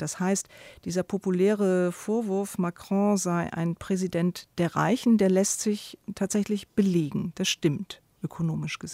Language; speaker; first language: German; native; German